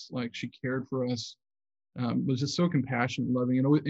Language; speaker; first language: English; native; English